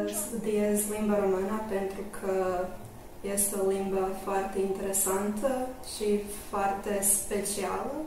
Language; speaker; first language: Romanian; non-native, learner; Croatian